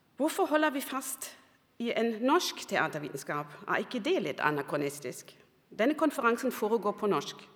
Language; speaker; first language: Norwegian; non-native, fluent; German